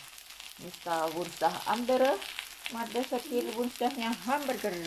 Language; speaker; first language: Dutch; non-native, learner; Indonesian